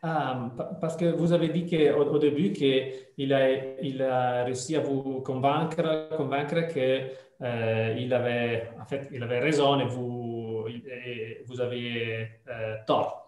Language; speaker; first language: French; non-native, fluent; Italian